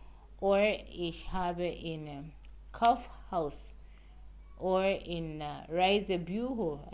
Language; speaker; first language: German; non-native, learner; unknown